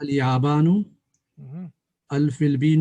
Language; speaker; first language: Arabic; non-native, learner; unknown